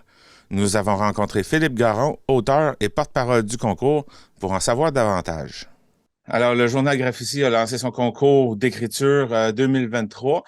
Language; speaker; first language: French; native; French